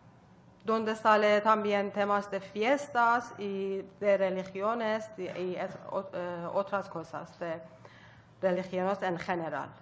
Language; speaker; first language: Spanish; non-native, learner; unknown